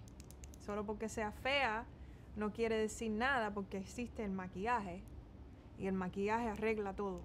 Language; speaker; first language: Spanish; early bilingual, heritage; Spanish